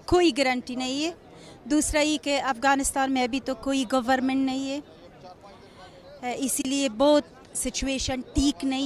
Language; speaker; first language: Hindi; non-native, fluent; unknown